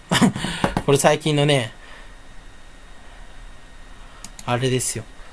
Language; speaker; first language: Japanese; native; Japanese